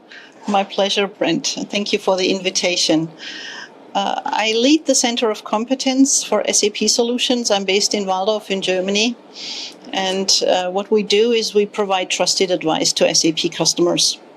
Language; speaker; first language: English; non-native, fluent; German